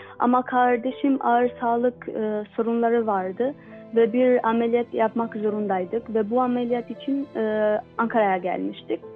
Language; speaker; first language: Turkish; non-native, learner; Albanian